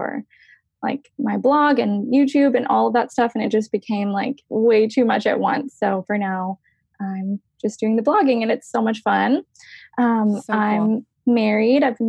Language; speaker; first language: English; native; English